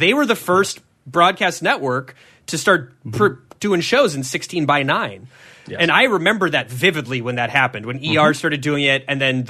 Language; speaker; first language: English; native; English